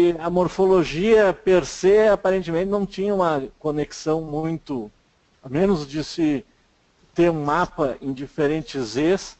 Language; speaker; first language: Portuguese; native; Portuguese